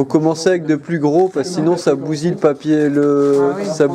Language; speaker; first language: French; native; French